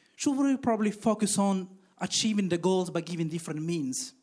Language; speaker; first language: English; non-native, fluent; Italian